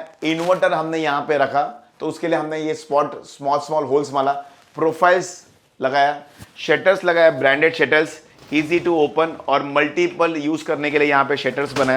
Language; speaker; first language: Hindi; non-native, local second language; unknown